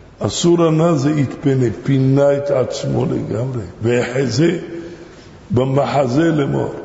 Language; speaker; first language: Hebrew; non-native, fluent; Arabic